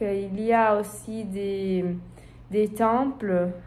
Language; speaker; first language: French; non-native, learner; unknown